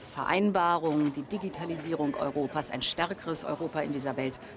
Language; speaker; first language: German; native; German